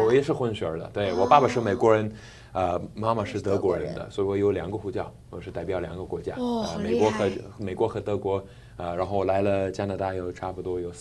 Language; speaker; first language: Chinese; non-native, fluent; English